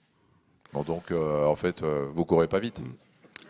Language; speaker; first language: French; native; French